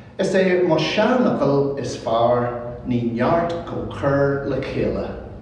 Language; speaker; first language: Irish; non-native, local second language; English